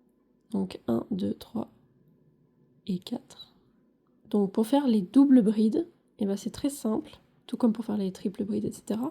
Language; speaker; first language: French; native; French